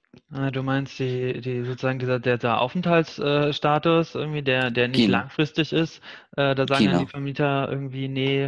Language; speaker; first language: German; native; German